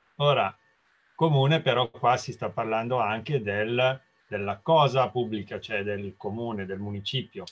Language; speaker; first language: Italian; native; Italian